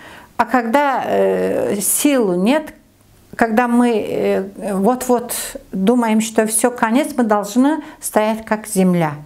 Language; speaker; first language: Russian; non-native, learner; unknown